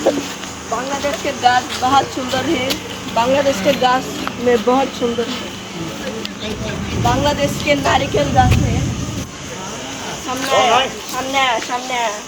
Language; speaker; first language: Hindi; non-native, learner; Bangla